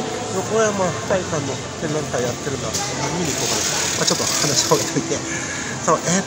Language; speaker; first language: Japanese; native; Japanese